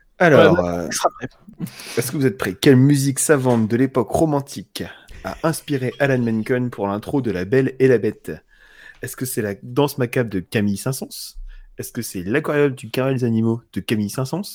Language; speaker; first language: French; native; French